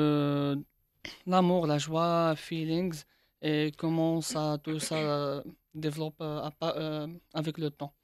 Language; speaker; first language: French; non-native, local second language; Arabic